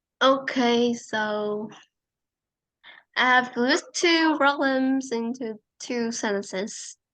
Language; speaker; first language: English; non-native, fluent; Vietnamese